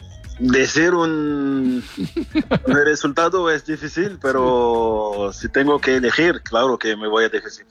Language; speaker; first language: Spanish; non-native, learner; French